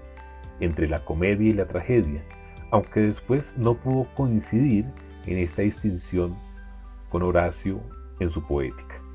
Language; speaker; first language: Spanish; native; Spanish